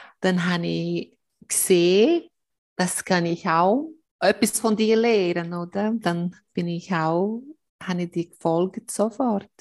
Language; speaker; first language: German; non-native, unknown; Portuguese